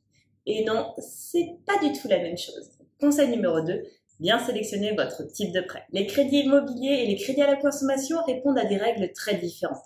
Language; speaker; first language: French; native; French